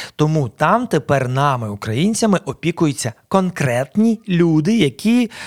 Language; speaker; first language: Ukrainian; non-native, local second language; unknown